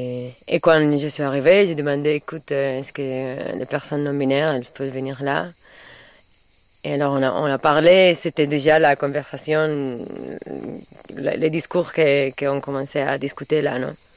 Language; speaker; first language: French; non-native, fluent; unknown